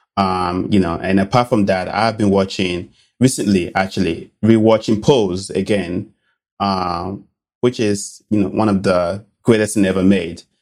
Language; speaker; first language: English; non-native, local second language; Bini